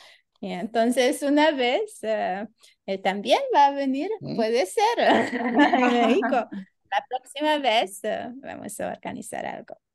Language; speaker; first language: Spanish; non-native, learner; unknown